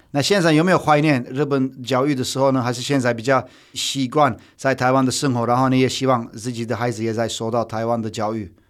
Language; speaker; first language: Chinese; non-native, fluent; Turkish